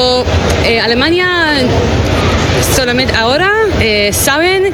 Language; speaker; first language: Spanish; non-native, learner; Hebrew